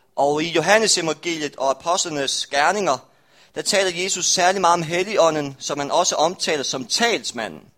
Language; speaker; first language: Danish; native; Danish